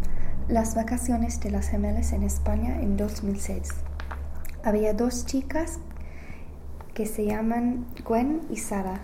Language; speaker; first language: Spanish; non-native, learner; English